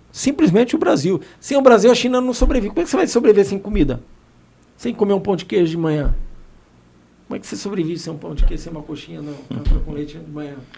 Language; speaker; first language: Portuguese; native; Portuguese